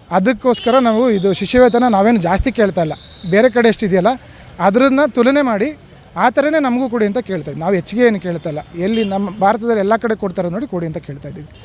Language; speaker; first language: Kannada; native; Kannada